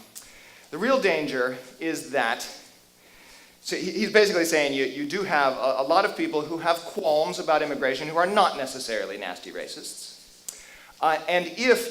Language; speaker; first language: English; native; English